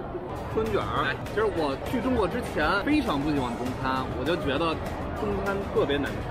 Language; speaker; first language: Chinese; non-native, fluent; English